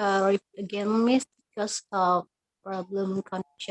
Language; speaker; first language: English; non-native, learner; Indonesian